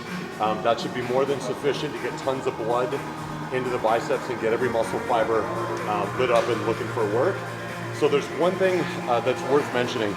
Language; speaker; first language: English; native; English